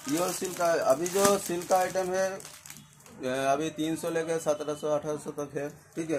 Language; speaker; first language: Hindi; non-native, local second language; Bangla